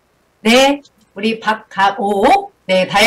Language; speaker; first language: Korean; native; Korean